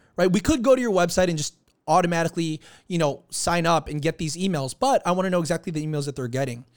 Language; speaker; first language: English; early bilingual, other home language; Filipino